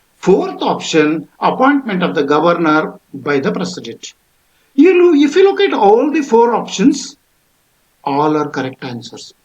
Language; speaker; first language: English; non-native, local second language; Kannada